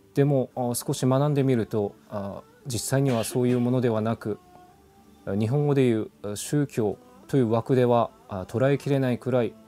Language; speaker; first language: Japanese; native; Japanese